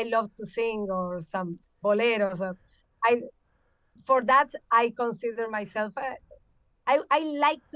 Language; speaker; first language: English; non-native, learner; Spanish